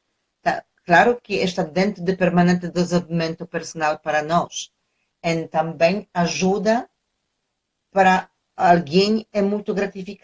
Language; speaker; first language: Portuguese; non-native, fluent; Polish